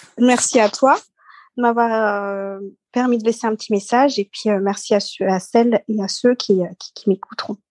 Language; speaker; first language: French; early bilingual, other home language; Seselwa Creole French